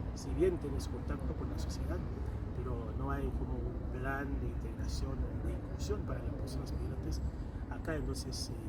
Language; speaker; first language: Spanish; non-native, fluent; Haitian Creole